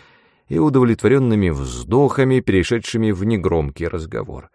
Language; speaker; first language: Russian; native; Russian